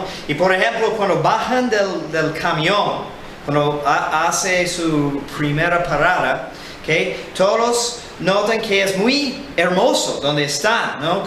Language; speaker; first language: Spanish; non-native, fluent; English